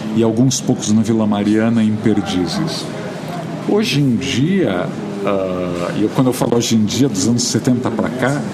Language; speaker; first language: Portuguese; native; Portuguese